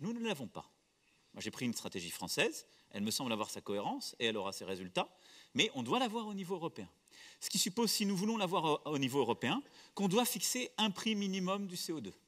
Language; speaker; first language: French; native; French